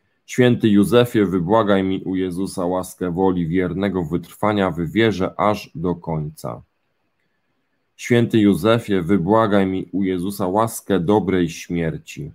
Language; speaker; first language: Polish; native; Polish